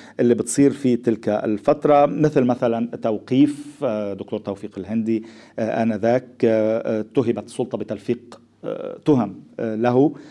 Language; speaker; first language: Arabic; native; Arabic